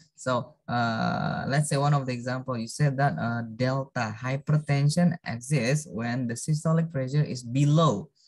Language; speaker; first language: English; non-native, fluent; Indonesian